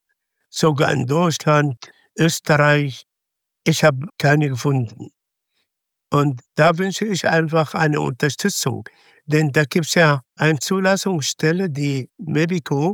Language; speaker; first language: German; non-native, fluent; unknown